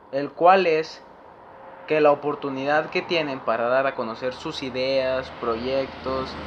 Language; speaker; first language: Spanish; native; Spanish